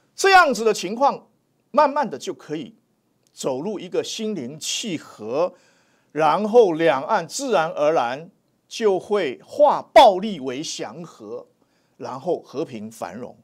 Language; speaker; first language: Chinese; native; Chinese